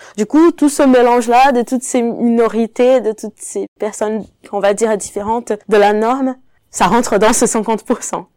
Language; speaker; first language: French; non-native, fluent; Portuguese